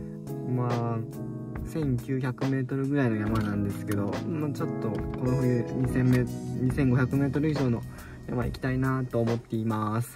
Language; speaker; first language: Japanese; native; Japanese